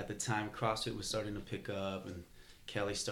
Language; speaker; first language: English; native; English